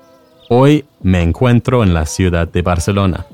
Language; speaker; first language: Spanish; non-native, fluent; English